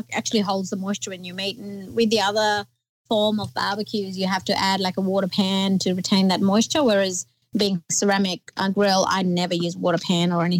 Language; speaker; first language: English; non-native, local second language; Nepali